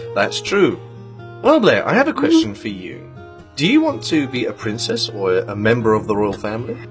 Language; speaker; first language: English; native; English